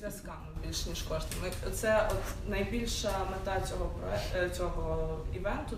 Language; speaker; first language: Ukrainian; non-native, local second language; English